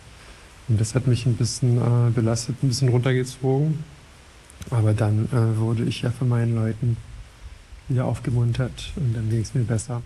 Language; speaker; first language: German; non-native, fluent; French